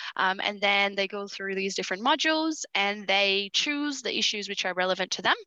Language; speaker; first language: English; early bilingual, other home language; Portuguese